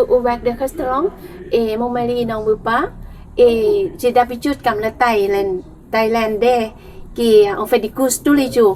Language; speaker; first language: French; non-native, learner; Thai